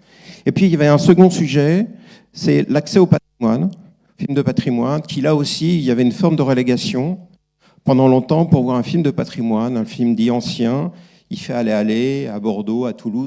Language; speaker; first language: French; native; French